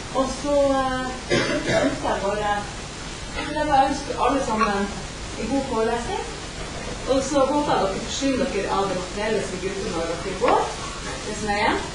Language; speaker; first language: Norwegian; native; Norwegian